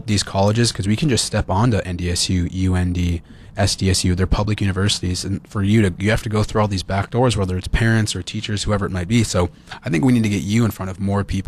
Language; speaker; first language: English; native; English